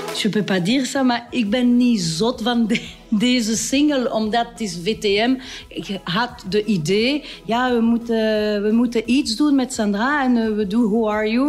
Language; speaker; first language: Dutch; non-native, local second language; French